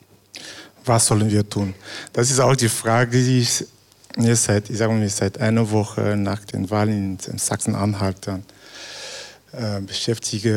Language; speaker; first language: German; non-native, fluent; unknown